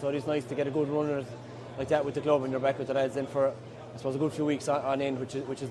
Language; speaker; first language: English; native; English